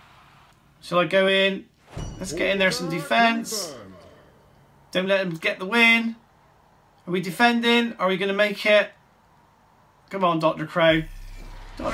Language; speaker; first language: English; native; English